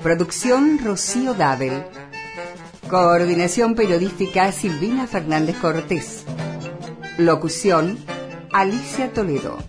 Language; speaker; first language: Spanish; native; Spanish